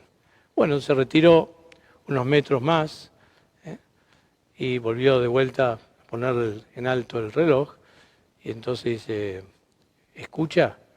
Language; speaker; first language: Spanish; native; Spanish